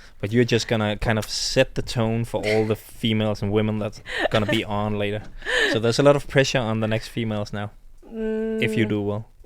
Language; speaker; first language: English; non-native, fluent; Danish